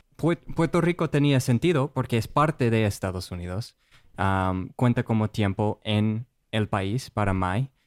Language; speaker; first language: Spanish; non-native, fluent; English